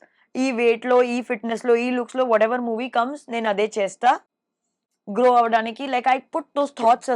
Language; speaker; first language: Telugu; non-native, learner; Hindi